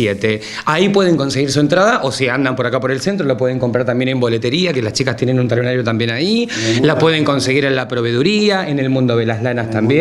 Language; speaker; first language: Spanish; native; Spanish